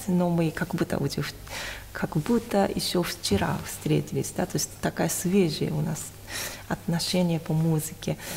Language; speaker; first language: Russian; non-native, fluent; Japanese